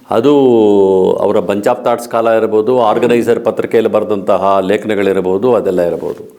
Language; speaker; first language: Kannada; native; Kannada